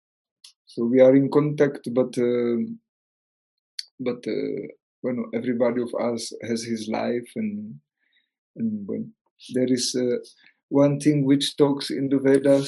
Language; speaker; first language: English; non-native, learner; Czech